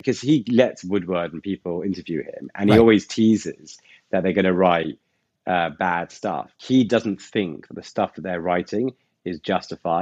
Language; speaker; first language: English; native; English